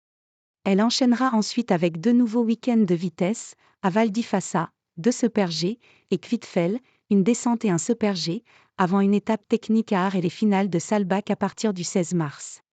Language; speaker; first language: French; native; French